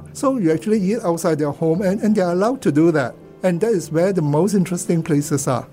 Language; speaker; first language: English; non-native, local second language; Cantonese